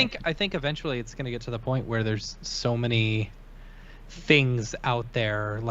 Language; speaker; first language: English; native; English